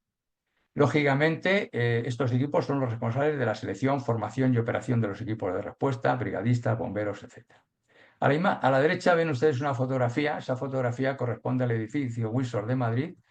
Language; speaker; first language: Spanish; native; Spanish